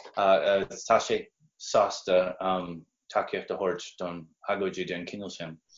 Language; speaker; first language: Irish; non-native, fluent; English